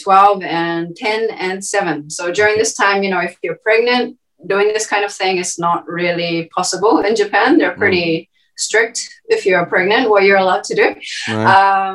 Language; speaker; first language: English; native; English